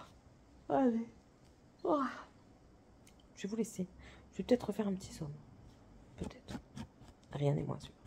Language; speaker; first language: French; native; French